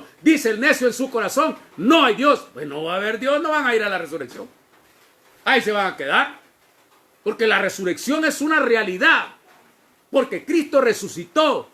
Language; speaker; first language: Spanish; native; Spanish